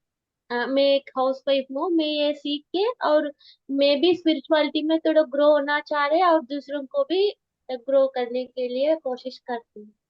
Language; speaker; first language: Hindi; non-native, local second language; Telugu